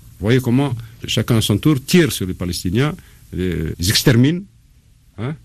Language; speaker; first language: French; non-native, local second language; Arabic